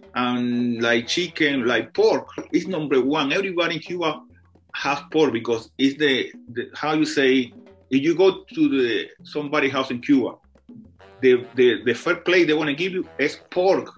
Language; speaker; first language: English; non-native, fluent; Spanish